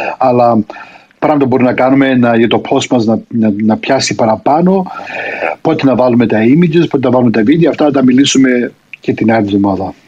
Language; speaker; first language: Greek; early bilingual, heritage; Greek